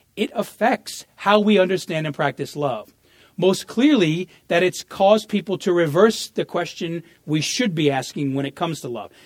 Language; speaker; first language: English; early bilingual, other home language; Italian